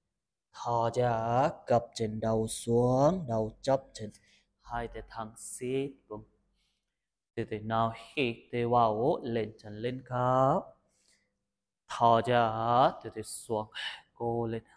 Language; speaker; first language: Vietnamese; non-native, learner; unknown